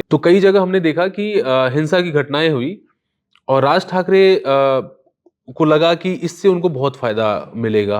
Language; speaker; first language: Hindi; non-native, local second language; Maithili